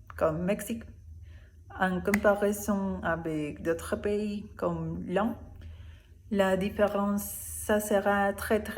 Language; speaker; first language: French; non-native, learner; Spanish